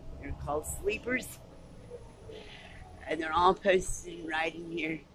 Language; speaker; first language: English; native; English